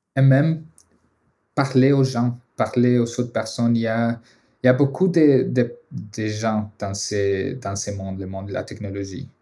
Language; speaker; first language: French; non-native, fluent; Spanish